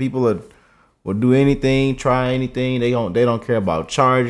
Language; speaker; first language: English; native; English